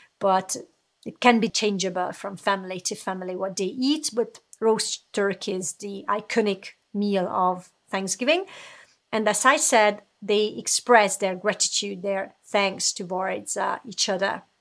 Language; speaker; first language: English; non-native, fluent; Hungarian